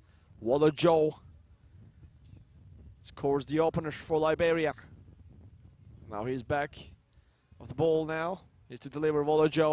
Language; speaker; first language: English; non-native, fluent; Turkish